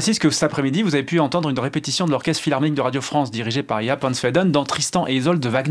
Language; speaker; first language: French; native; French